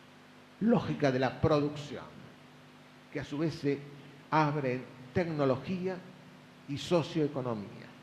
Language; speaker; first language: Spanish; native; Spanish